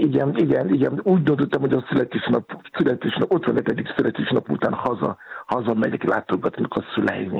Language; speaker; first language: Hungarian; non-native, fluent; Yoruba